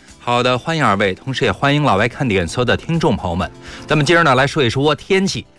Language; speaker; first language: Chinese; native; Chinese